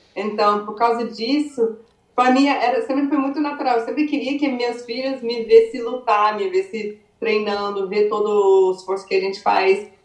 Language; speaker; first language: Portuguese; early bilingual, other home language; English